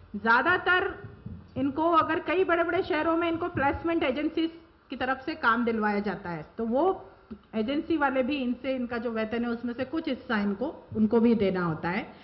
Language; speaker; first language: Hindi; native; Hindi